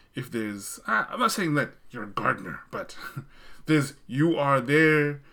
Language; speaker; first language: English; non-native, local second language; Shona